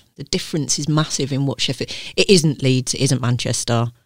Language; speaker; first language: English; native; English